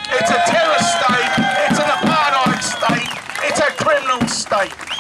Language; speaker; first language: English; native; English